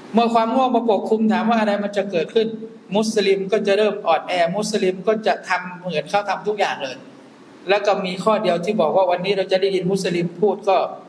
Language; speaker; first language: Thai; non-native, local second language; Malay